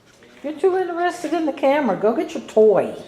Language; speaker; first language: English; native; English